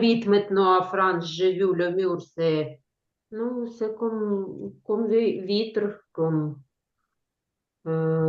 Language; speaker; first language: French; non-native, learner; Ukrainian